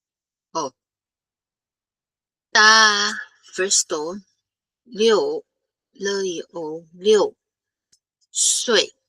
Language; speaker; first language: Chinese; non-native, fluent; Filipino